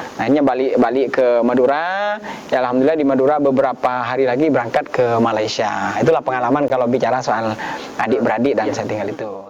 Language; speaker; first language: Indonesian; non-native, local second language; Madurese